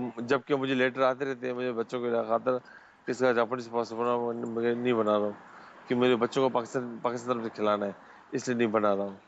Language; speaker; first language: Urdu; non-native, local second language; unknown